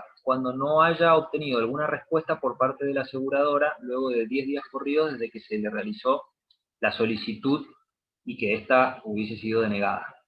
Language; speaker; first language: Spanish; native; Spanish